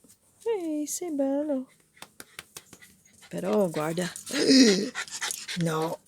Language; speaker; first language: Italian; non-native, learner; English